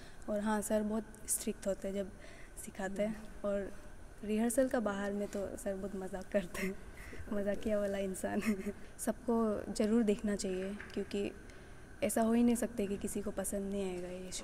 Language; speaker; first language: Hindi; non-native, local second language; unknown